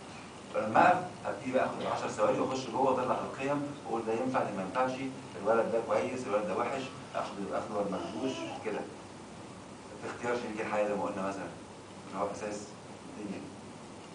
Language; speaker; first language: Arabic; native; Arabic